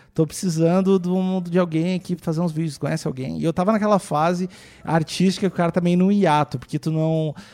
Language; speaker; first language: Portuguese; native; Portuguese